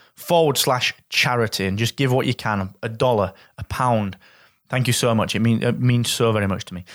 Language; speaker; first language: English; native; English